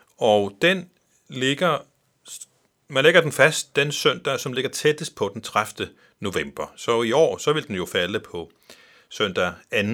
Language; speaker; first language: Danish; non-native, local second language; Faroese